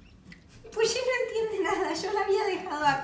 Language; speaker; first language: Spanish; native; Spanish